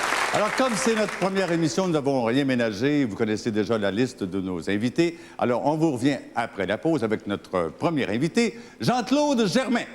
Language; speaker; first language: French; native; French